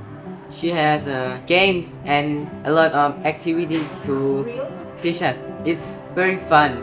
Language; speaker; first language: English; non-native, learner; Thai